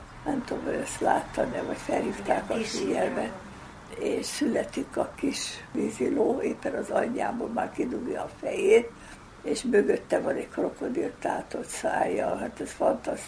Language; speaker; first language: Hungarian; native; Hungarian